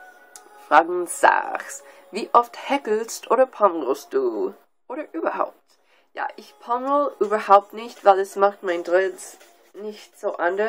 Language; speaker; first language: German; non-native, learner; English